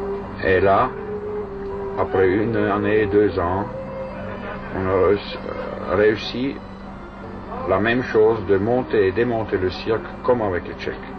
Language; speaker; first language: French; non-native, fluent; German